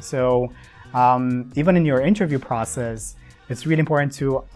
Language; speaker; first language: English; non-native, fluent; Romanian